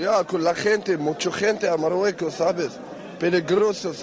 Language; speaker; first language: Spanish; non-native, learner; Arabic